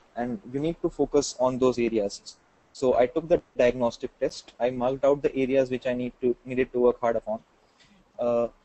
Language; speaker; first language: English; non-native, local second language; Hindi